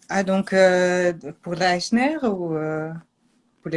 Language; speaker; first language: French; non-native, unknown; Dutch